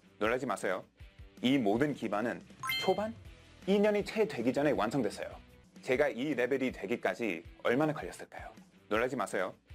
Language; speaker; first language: Korean; non-native, fluent; English